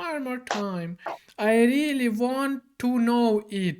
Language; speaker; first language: English; non-native, fluent; Ukrainian